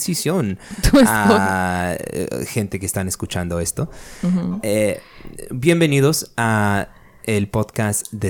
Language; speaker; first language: Spanish; early bilingual, other home language; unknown